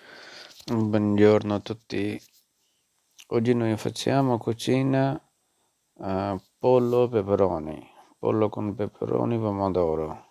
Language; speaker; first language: Italian; non-native, learner; Punjabi